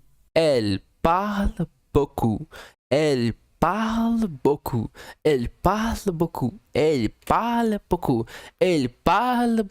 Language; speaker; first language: French; non-native, learner; English